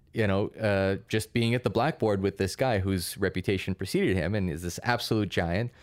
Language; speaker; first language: English; early bilingual, other home language; Russian